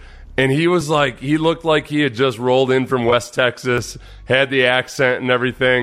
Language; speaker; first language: English; native; English